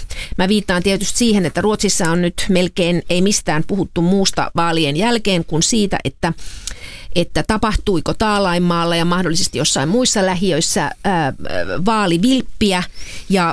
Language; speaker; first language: Finnish; native; Finnish